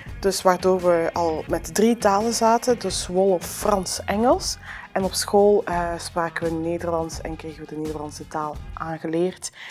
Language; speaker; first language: Dutch; early bilingual, other home language; Wolof